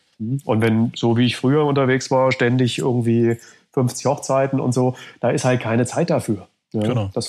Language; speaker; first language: German; native; German